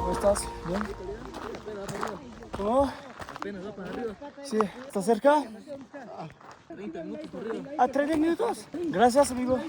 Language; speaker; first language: Spanish; non-native, learner; French